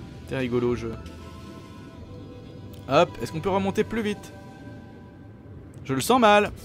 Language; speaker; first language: French; native; French